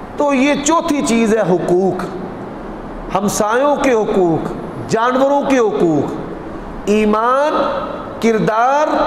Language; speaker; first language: Urdu; non-native, local second language; Punjabi